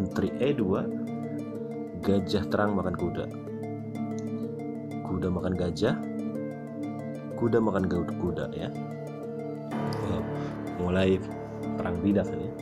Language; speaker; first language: Indonesian; native; Indonesian